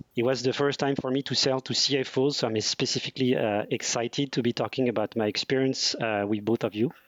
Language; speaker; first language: English; non-native, fluent; French